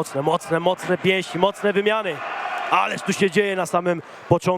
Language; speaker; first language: Polish; native; Polish